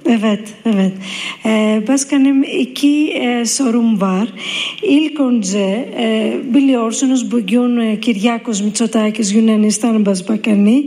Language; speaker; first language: Turkish; non-native, fluent; Greek